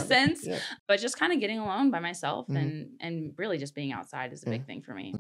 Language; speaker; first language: English; native; English